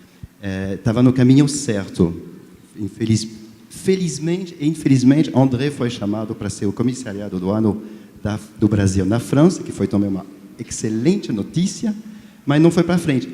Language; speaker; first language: Portuguese; non-native, fluent; French